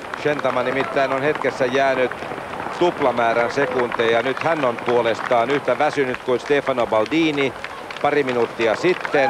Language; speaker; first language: Finnish; native; Finnish